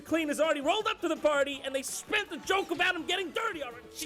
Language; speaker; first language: English; native; English